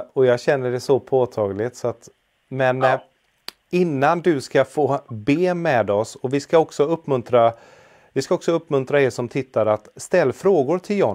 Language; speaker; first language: Swedish; native; Swedish